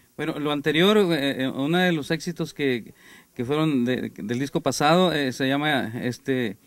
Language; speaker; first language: Spanish; native; Spanish